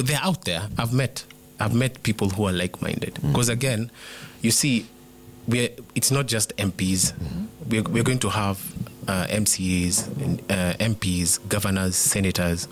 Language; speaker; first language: English; non-native, local second language; Kikuyu